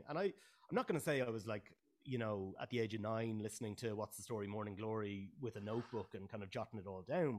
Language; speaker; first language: English; native; English